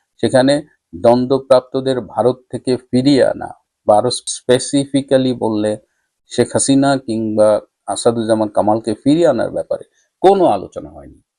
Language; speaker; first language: Bangla; native; Bangla